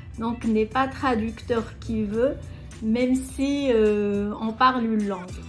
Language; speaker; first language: French; non-native, local second language; Arabic